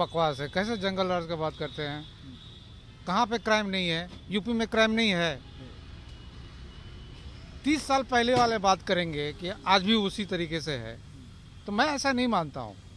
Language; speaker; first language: Hindi; native; Hindi